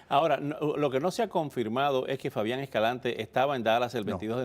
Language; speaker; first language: Spanish; native; Spanish